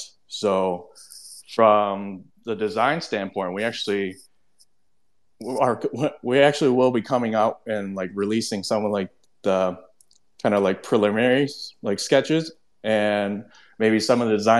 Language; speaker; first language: English; non-native, local second language; Cantonese